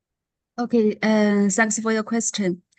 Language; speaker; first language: English; non-native, learner; Chinese